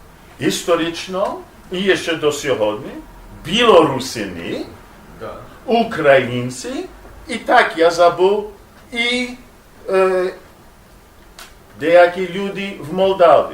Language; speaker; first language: Ukrainian; non-native, learner; English